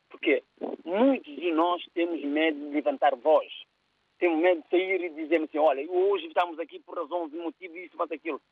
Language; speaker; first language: Portuguese; non-native, local second language; Kabuverdianu